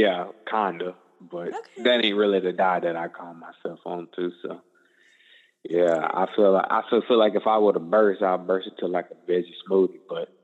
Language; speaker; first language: English; native; English